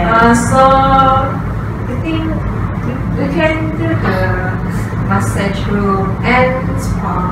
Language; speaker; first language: English; non-native, local second language; Malay